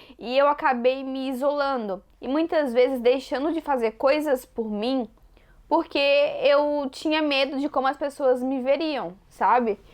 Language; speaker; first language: Portuguese; native; Portuguese